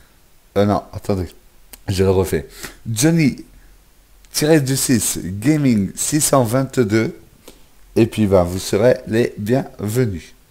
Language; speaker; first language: French; native; French